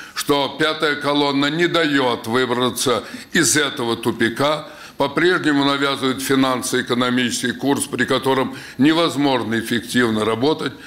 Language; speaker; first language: Russian; native; Russian